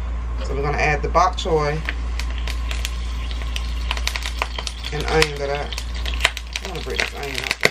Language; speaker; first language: English; native; English